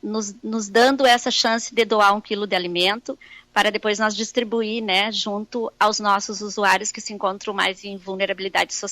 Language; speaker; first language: Portuguese; native; Portuguese